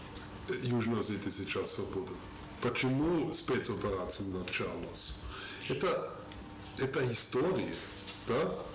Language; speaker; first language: Russian; non-native, learner; German